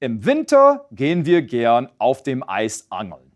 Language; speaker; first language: German; non-native, fluent; English